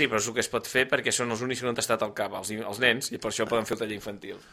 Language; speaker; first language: Catalan; native; Catalan